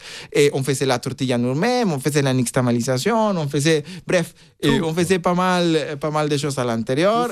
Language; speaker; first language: French; non-native, fluent; Spanish